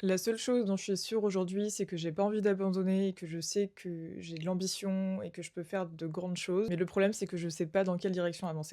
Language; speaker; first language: French; native; French